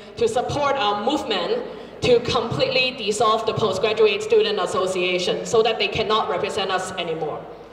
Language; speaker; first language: English; non-native, local second language; Cantonese